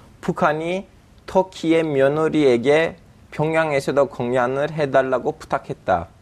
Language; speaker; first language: Korean; non-native, fluent; Turkish